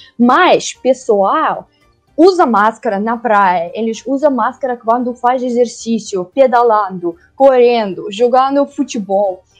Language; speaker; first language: Portuguese; non-native, learner; Russian